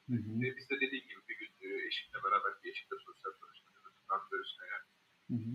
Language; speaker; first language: Turkish; native; Turkish